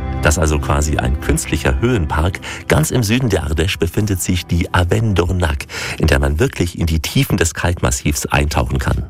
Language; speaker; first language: German; native; German